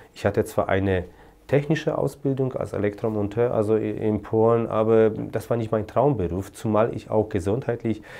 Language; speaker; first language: German; non-native, fluent; Polish